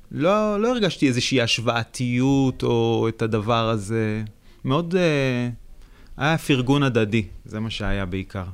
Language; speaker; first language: Hebrew; native; Hebrew